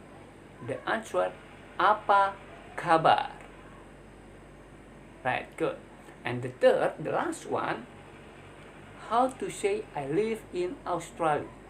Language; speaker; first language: English; non-native, learner; Indonesian